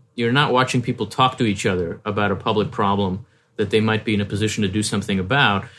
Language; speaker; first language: English; native; English